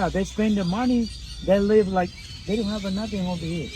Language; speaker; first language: English; non-native, learner; Spanish